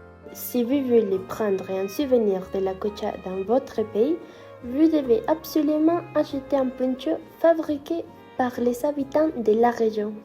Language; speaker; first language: French; non-native, learner; Spanish